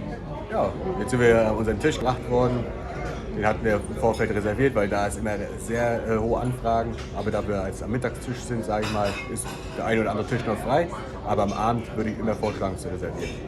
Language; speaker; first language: German; native; German